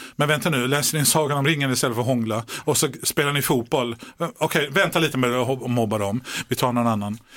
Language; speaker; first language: Swedish; native; Swedish